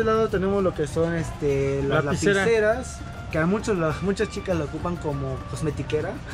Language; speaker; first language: Spanish; native; Spanish